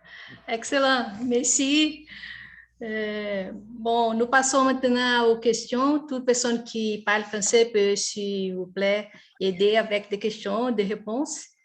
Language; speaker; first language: French; non-native, learner; Portuguese